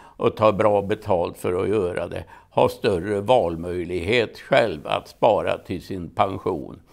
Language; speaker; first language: Swedish; native; Swedish